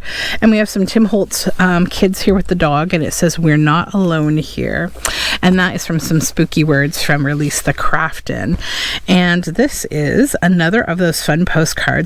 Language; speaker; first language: English; native; English